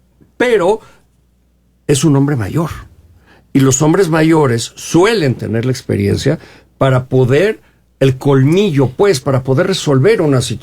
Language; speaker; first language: Spanish; native; Spanish